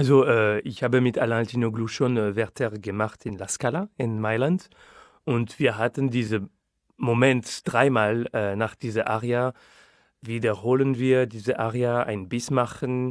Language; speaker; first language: German; non-native, fluent; French